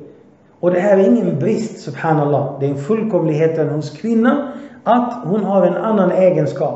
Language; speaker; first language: Swedish; early bilingual, other home language; Arabic